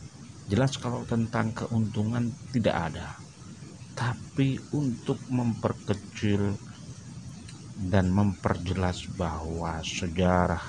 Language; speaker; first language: Indonesian; native; Indonesian